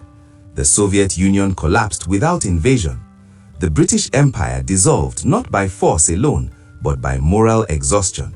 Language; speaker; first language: English; non-native, local second language; Igbo